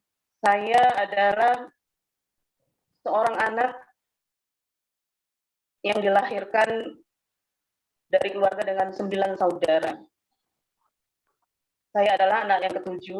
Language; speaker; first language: Indonesian; native; Indonesian